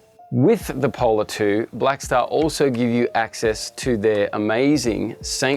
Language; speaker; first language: English; native; English